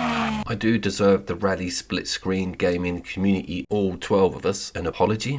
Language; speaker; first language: English; native; English